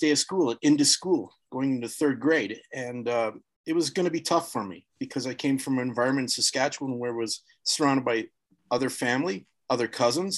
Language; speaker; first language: English; native; English